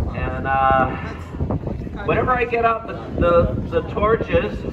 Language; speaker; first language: English; native; English